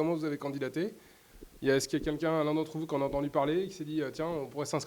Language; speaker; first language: French; native; French